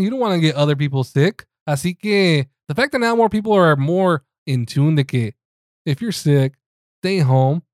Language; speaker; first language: English; early bilingual, other home language; Spanish